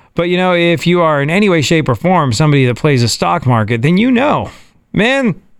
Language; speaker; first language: English; native; English